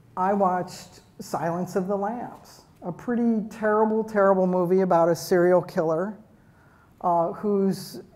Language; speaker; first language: English; native; English